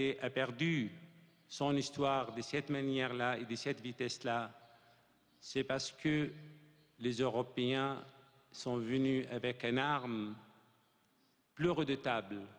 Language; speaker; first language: French; non-native, fluent; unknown